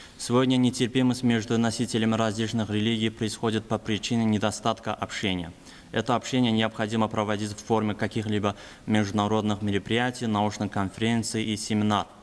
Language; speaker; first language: Russian; non-native, local second language; Azerbaijani